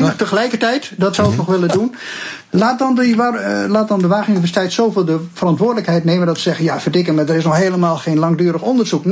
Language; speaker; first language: Dutch; native; Dutch